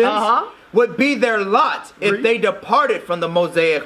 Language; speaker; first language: English; native; English